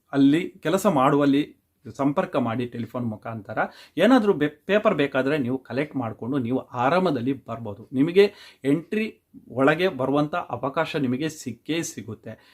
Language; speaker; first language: Kannada; non-native, local second language; Tulu